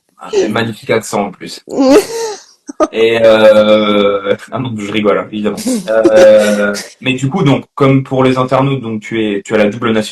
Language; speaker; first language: French; native; French